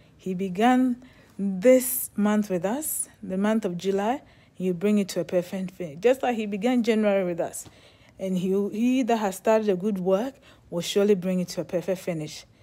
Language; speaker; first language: English; non-native, local second language; Akan